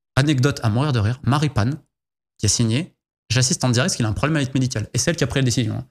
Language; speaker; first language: French; native; French